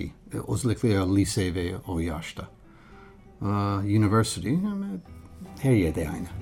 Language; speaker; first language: Turkish; non-native, learner; English